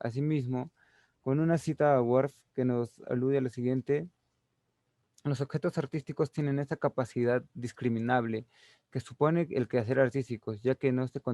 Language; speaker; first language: Spanish; native; Spanish